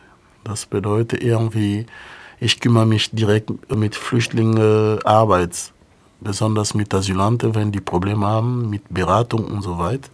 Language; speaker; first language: German; non-native, fluent; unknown